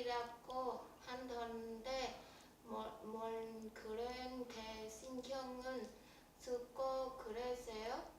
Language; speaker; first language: Korean; non-native, learner; Vietnamese